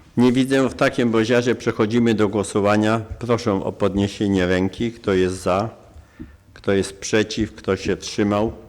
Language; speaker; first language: Polish; native; Polish